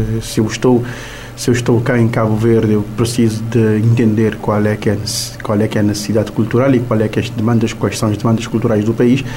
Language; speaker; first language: Portuguese; non-native, local second language; Kabuverdianu